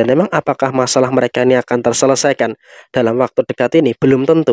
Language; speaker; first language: Indonesian; native; Indonesian